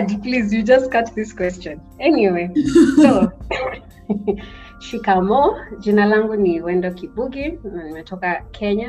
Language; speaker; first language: English; non-native, local second language; Swahili